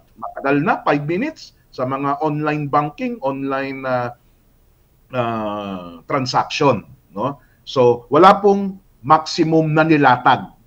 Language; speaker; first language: Filipino; native; Filipino